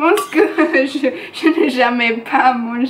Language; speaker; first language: French; non-native, learner; English